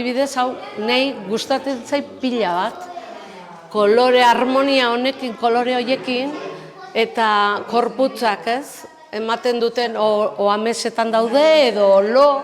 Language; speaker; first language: Basque; non-native, local second language; Spanish